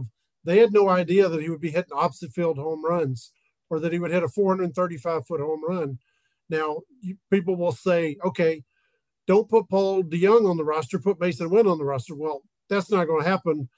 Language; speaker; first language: English; native; English